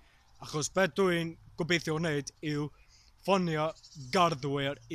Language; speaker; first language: Welsh; non-native, learner; English